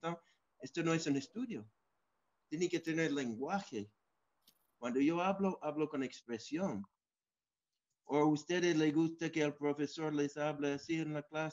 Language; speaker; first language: Spanish; non-native, fluent; English